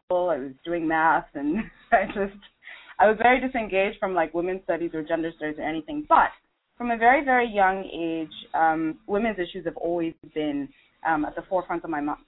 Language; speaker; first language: English; non-native, local second language; Yoruba